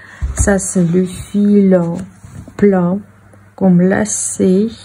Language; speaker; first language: French; non-native, fluent; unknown